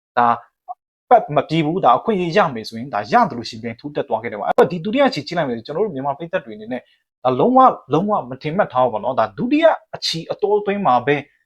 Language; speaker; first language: Burmese; native; Burmese